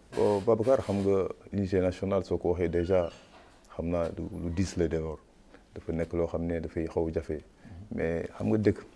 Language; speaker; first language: Wolof; non-native, local second language; Fula